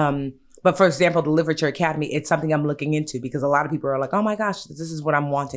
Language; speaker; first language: English; native; English